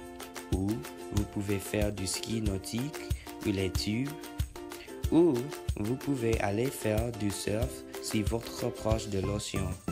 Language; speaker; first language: French; non-native, learner; English